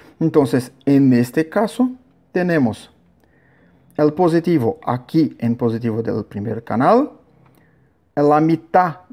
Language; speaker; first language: Spanish; non-native, learner; Portuguese